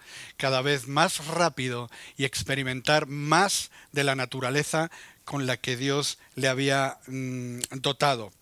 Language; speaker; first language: Spanish; native; Spanish